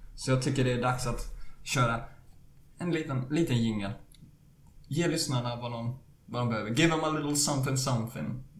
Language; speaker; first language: Swedish; native; Swedish